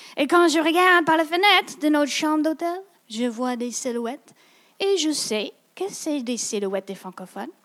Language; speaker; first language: French; non-native, local second language; English